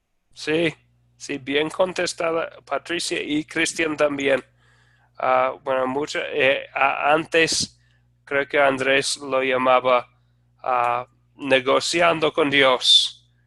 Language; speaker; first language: Spanish; non-native, fluent; English